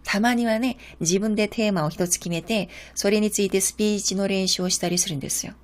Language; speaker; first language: Japanese; non-native, fluent; Korean